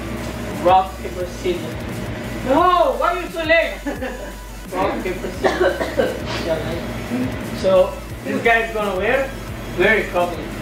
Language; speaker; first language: English; non-native, fluent; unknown